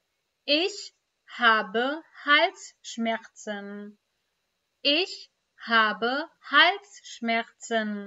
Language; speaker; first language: German; non-native, fluent; Urdu